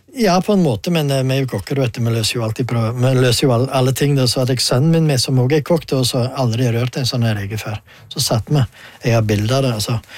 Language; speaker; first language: Norwegian; non-native, fluent; Dutch